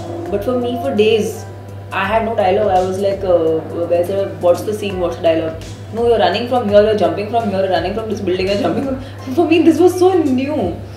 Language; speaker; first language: English; non-native, local second language; Sindhi